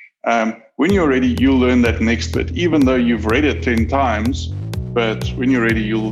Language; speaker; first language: English; non-native, local second language; Afrikaans